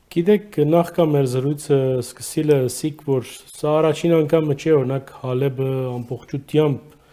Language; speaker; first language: Armenian; native; Armenian